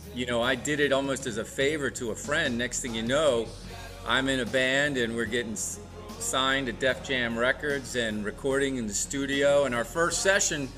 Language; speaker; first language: English; native; English